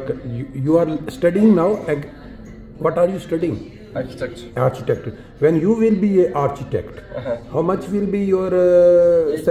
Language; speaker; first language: English; non-native, learner; Urdu